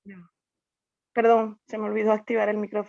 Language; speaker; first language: Spanish; native; Spanish